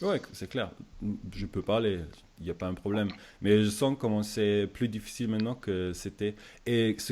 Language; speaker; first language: French; non-native, fluent; German